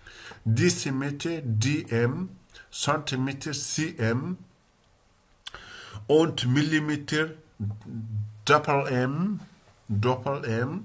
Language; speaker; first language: German; non-native, learner; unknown